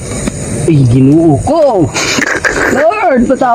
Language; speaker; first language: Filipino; non-native, local second language; Cebuano